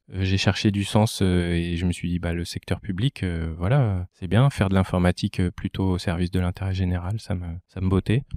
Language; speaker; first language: French; native; French